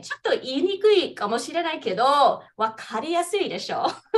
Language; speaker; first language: Japanese; non-native, fluent; English